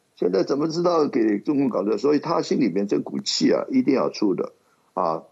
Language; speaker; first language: Chinese; non-native, local second language; Cantonese